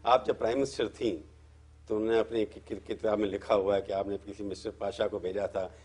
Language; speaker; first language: Hindi; native; Hindi